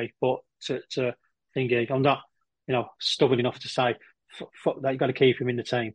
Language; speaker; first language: English; native; English